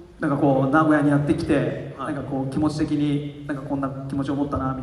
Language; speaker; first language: Japanese; native; Japanese